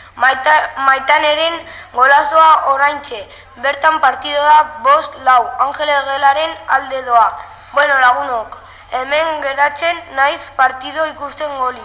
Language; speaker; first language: Basque; non-native, local second language; Spanish